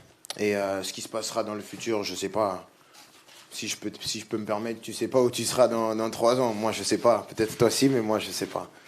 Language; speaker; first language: French; native; French